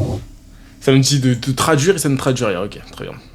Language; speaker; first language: French; native; French